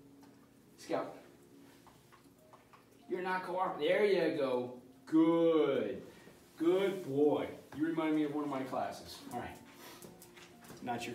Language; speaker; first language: English; native; English